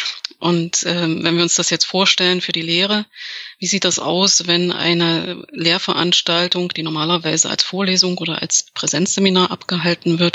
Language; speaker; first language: German; native; German